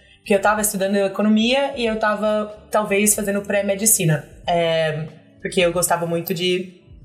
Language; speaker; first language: Portuguese; non-native, fluent; English